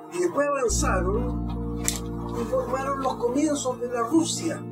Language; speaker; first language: Spanish; non-native, fluent; Russian